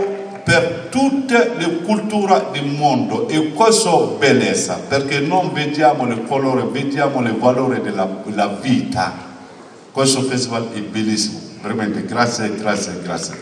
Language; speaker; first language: Italian; non-native, fluent; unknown